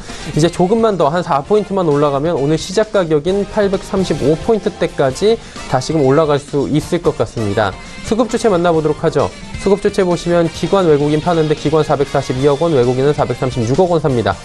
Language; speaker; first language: Korean; native; Korean